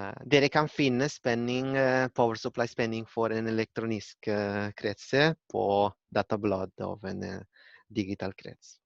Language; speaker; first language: Norwegian; non-native, learner; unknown